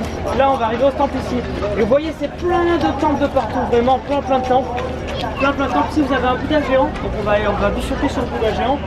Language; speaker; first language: French; native; French